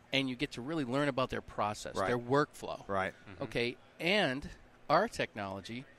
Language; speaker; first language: English; native; English